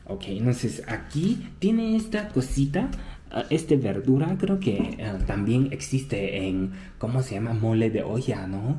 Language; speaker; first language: Spanish; non-native, fluent; Chinese